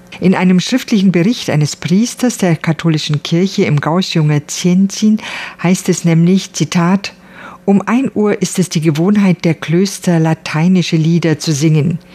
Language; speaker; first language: German; non-native, fluent; Chinese